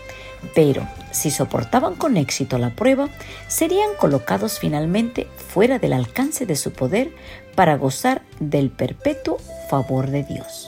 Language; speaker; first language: Spanish; native; Spanish